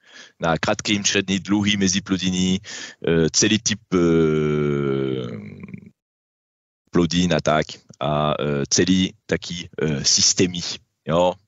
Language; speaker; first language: Czech; non-native, learner; French